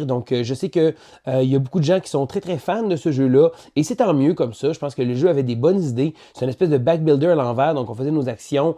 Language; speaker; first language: French; native; French